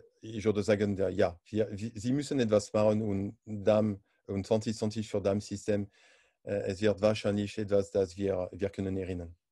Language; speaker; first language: German; non-native, learner; French